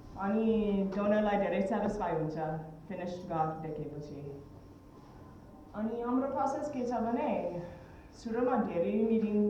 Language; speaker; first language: Nepali; early bilingual, heritage; Nepali